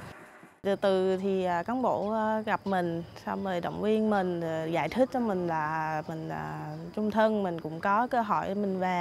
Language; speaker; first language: Vietnamese; non-native, fluent; Thai